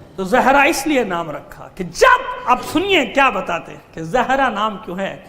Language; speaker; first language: Urdu; native; Urdu